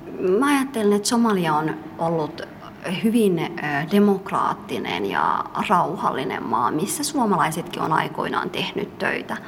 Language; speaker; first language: Finnish; early bilingual, other home language; Somali